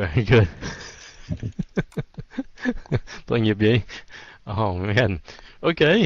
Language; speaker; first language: English; non-native, fluent; Vietnamese